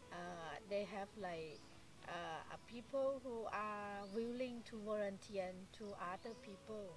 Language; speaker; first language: English; non-native, fluent; Thai